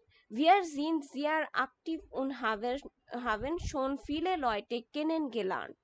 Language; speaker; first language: German; non-native, learner; Bangla